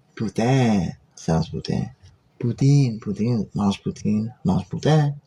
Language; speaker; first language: French; non-native, learner; English